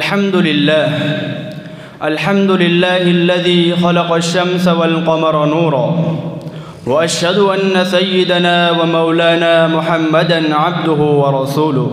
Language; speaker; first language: Arabic; non-native, learner; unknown